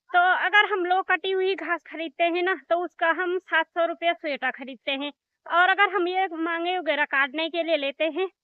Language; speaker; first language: Hindi; native; Hindi